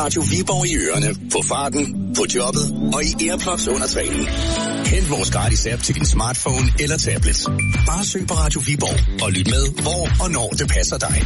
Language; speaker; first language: Danish; native; Danish